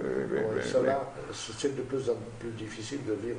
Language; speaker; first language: French; non-native, fluent; Romanian